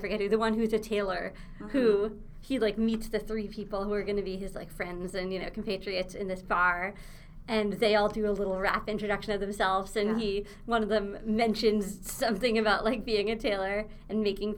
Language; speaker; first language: English; native; English